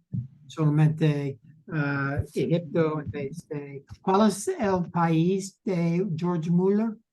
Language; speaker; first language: Spanish; non-native, learner; English